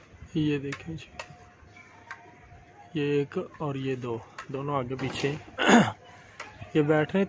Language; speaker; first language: Hindi; non-native, local second language; Punjabi